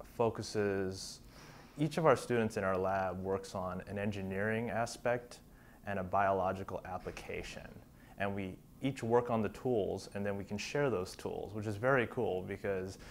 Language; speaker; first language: English; native; English